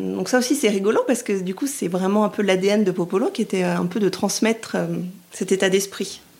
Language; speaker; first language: French; native; French